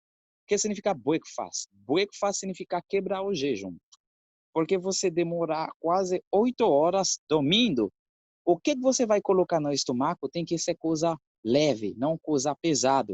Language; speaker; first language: Portuguese; non-native, fluent; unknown